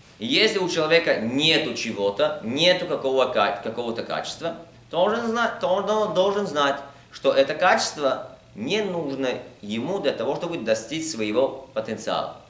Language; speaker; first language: Russian; early bilingual, heritage; Russian